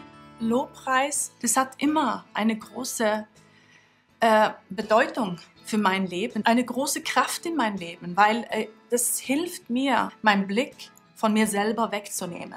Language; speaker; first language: German; non-native, fluent; Norwegian